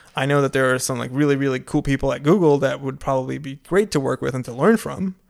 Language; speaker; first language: English; non-native, fluent; Dutch